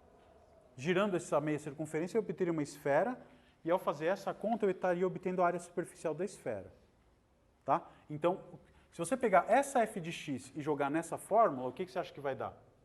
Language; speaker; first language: Portuguese; native; Portuguese